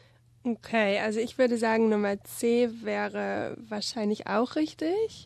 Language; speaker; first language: German; native; German